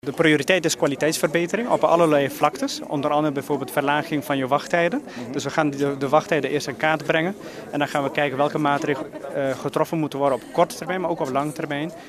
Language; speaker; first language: Dutch; non-native, local second language; Papiamento